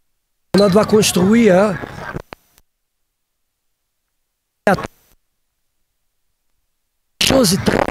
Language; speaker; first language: French; non-native, learner; Portuguese